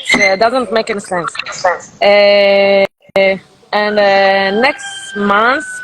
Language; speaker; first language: English; non-native, learner; Hebrew